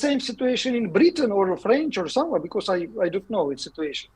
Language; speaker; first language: English; non-native, learner; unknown